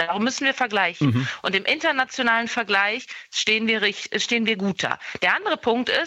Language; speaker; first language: German; native; German